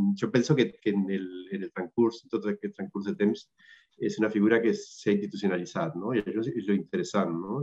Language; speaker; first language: Catalan; non-native, local second language; Spanish